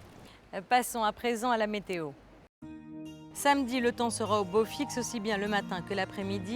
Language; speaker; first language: French; native; French